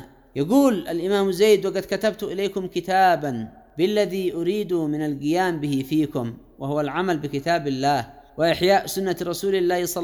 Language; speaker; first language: Arabic; native; Arabic